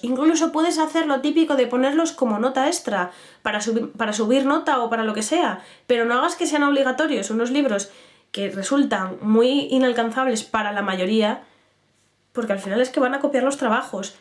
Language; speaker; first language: Spanish; native; Spanish